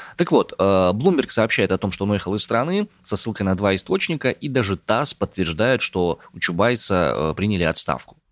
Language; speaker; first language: Russian; native; Russian